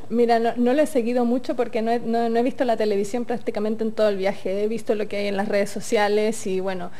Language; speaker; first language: Spanish; native; Spanish